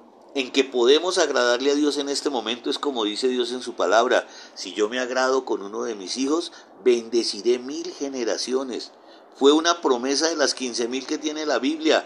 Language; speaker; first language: Spanish; native; Spanish